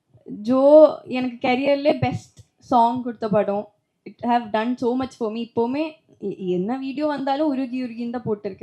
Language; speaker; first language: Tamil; non-native, learner; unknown